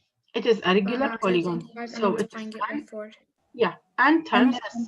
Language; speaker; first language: English; non-native, fluent; Arabic